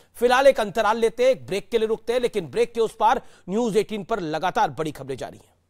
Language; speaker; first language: Hindi; native; Hindi